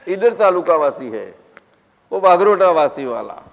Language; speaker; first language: Hindi; non-native, local second language; Gujarati